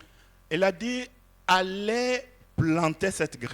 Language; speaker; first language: French; non-native, local second language; Lingala